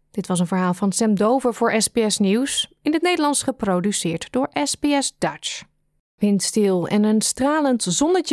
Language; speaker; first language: Dutch; native; Dutch